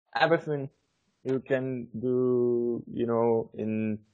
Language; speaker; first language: English; non-native, learner; Czech